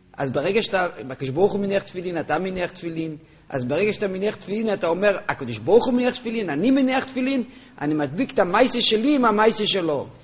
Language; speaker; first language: Hebrew; non-native, local second language; Yiddish